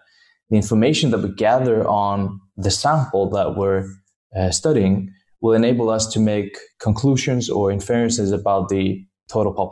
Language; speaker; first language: English; non-native, fluent; Danish